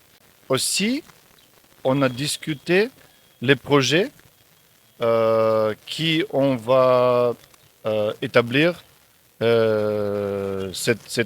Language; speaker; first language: French; non-native, fluent; Ukrainian